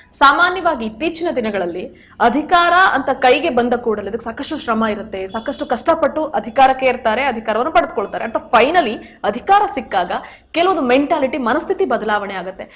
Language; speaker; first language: Kannada; native; Kannada